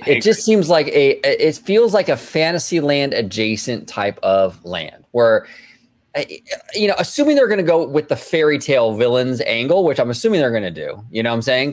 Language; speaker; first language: English; native; English